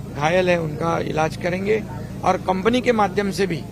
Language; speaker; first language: Hindi; non-native, local second language; Marathi